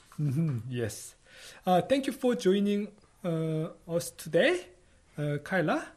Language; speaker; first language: English; non-native, fluent; Korean